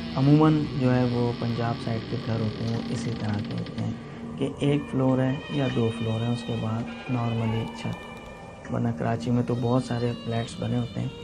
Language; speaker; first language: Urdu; non-native, local second language; Punjabi